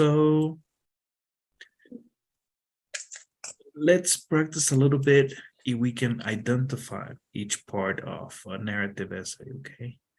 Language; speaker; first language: English; non-native, fluent; Spanish